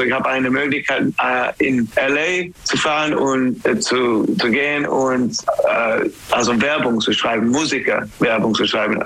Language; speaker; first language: German; non-native, learner; English